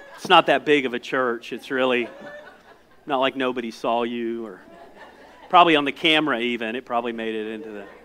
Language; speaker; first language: English; native; English